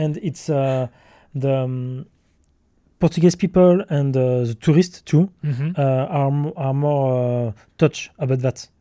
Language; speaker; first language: English; non-native, learner; French